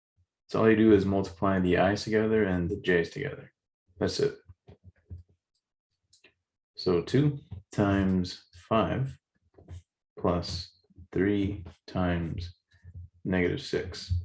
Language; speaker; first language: English; native; English